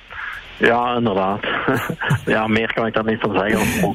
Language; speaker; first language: Dutch; native; Dutch